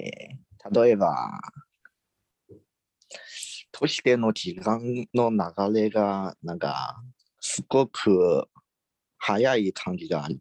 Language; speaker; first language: Japanese; non-native, learner; Chinese